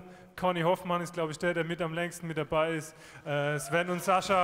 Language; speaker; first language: German; native; German